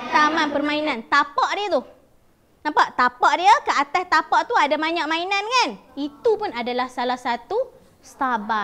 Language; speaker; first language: Malay; native; Malay